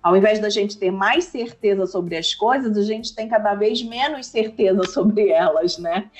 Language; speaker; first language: Portuguese; native; Portuguese